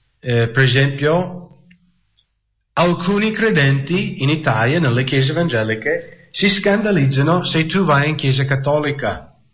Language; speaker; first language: Italian; non-native, fluent; English